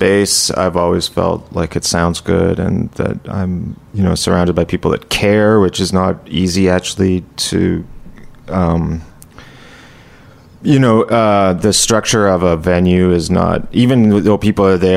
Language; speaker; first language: English; native; English